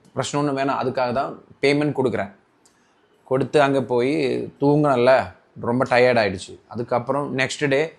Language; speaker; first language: Tamil; non-native, local second language; Malayalam